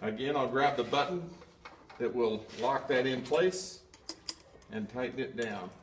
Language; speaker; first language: English; native; English